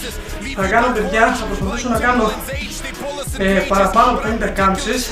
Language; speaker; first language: Greek; native; Greek